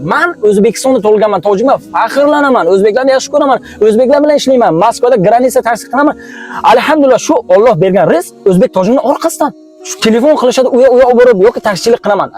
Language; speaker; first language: Uzbek; native; Uzbek